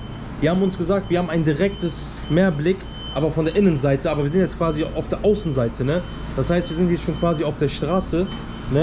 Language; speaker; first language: German; early bilingual, other home language; Turkish